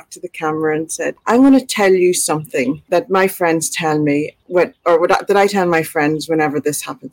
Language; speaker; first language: English; native; English